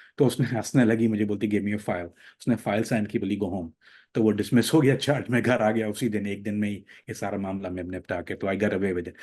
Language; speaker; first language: Urdu; native; Urdu